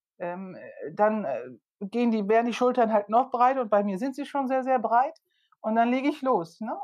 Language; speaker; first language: German; early bilingual, other home language; Turkish